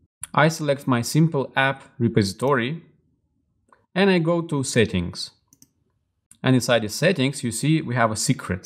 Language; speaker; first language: English; non-native, fluent; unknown